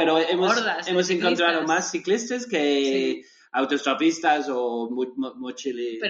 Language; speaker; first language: Spanish; non-native, learner; English